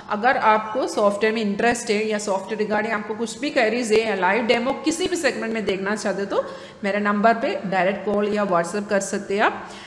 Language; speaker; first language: Hindi; non-native, local second language; Malayalam